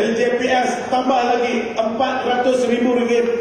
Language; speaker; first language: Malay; non-native, local second language; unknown